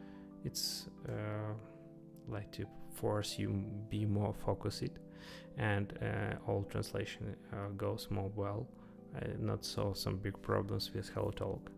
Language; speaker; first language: English; non-native, learner; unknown